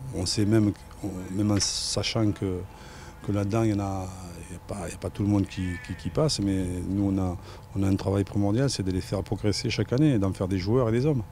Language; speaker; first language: French; native; French